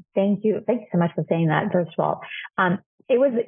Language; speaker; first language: English; non-native, fluent; Spanish